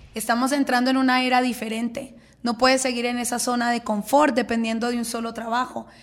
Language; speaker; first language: Spanish; native; Spanish